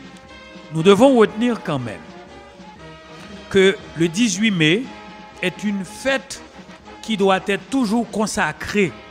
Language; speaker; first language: French; non-native, local second language; Haitian Creole